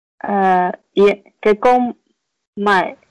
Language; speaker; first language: Japanese; non-native, learner; Chinese